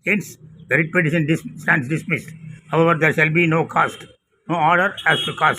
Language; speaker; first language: English; non-native, local second language; Tamil